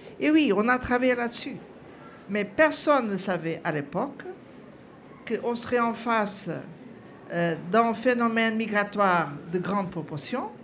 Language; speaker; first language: French; non-native, fluent; Portuguese